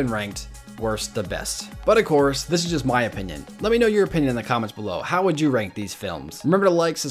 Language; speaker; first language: English; native; English